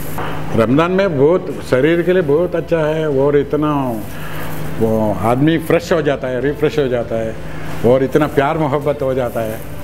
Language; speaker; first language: Hindi; non-native, local second language; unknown